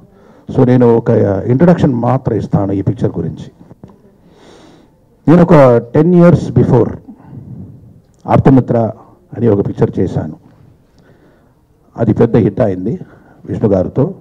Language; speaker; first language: Telugu; non-native, fluent; Tamil